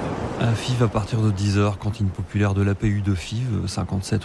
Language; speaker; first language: French; native; French